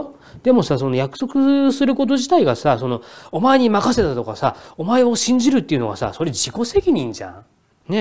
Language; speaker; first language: Japanese; native; Japanese